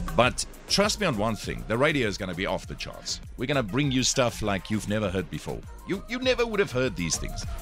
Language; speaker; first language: English; non-native, local second language; Afrikaans